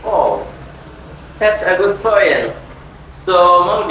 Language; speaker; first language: English; non-native, learner; Indonesian